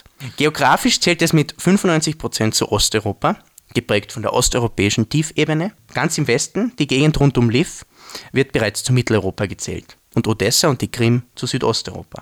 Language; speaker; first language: German; native; German